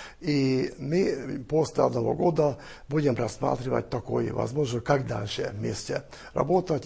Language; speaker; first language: Russian; non-native, fluent; Hungarian